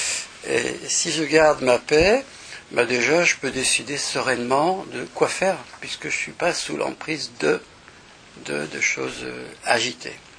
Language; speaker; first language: French; native; French